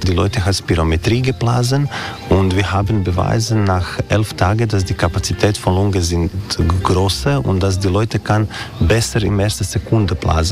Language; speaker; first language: German; non-native, learner; Croatian